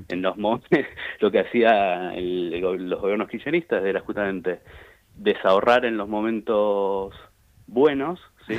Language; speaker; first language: Spanish; native; Spanish